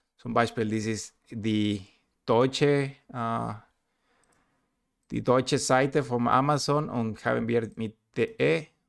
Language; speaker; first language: German; non-native, learner; Spanish